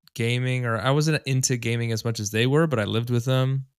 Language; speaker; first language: English; native; English